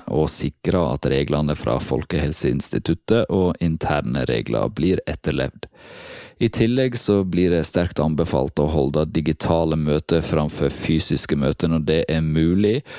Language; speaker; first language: Norwegian; native; Norwegian